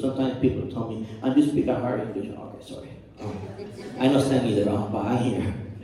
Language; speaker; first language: English; non-native, learner; Spanish